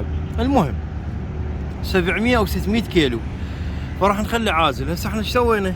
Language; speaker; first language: Arabic; native; Arabic